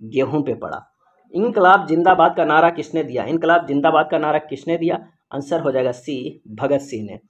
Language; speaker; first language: Hindi; native; Hindi